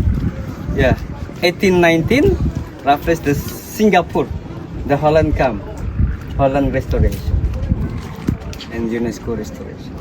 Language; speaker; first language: English; non-native, learner; Indonesian